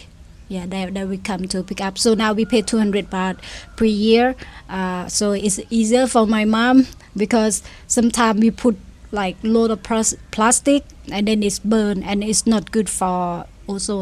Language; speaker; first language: English; non-native, fluent; Thai